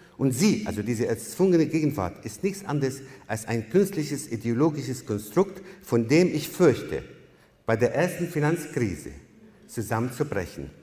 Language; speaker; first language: German; non-native, fluent; Arabic